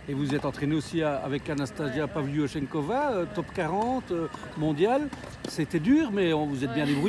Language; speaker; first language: French; native; French